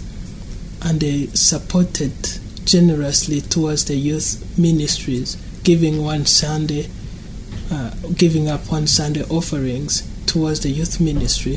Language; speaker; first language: English; non-native, local second language; Kinyarwanda